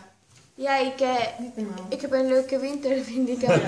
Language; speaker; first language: Dutch; non-native, learner; Spanish